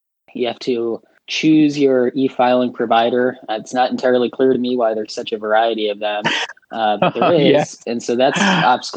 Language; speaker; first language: English; native; English